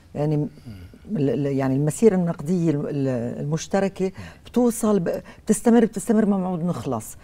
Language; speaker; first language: Arabic; native; Arabic